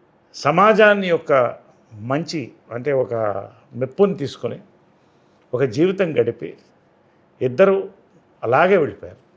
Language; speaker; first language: Telugu; native; Telugu